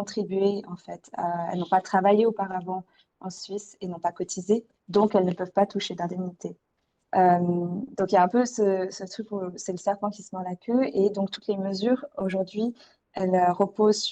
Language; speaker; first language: French; native; French